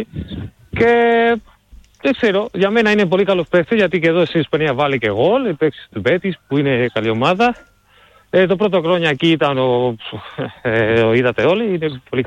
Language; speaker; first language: Greek; non-native, learner; Spanish